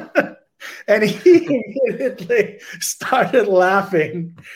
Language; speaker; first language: English; non-native, fluent; Turkish